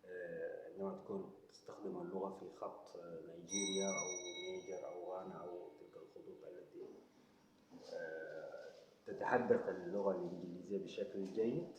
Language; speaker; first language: Arabic; non-native, local second language; Hausa